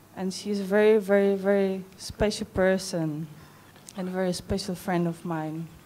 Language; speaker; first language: English; non-native, learner; Czech